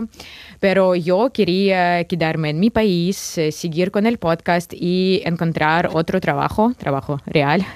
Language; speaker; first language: Spanish; non-native, fluent; Russian